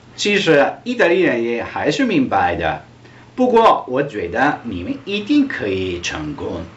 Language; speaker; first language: Chinese; non-native, fluent; Italian